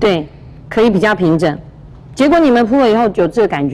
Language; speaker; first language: Chinese; native; Chinese